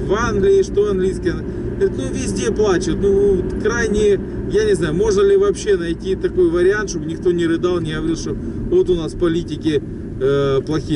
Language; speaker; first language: Russian; native; Russian